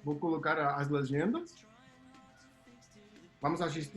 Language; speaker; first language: Portuguese; non-native, fluent; English